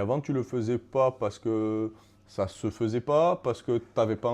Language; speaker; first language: French; native; French